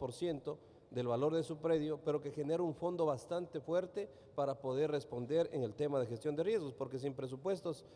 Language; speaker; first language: Spanish; native; Spanish